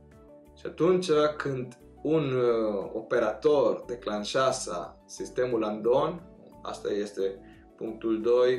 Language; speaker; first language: Romanian; non-native, fluent; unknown